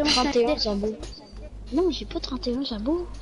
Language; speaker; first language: French; native; French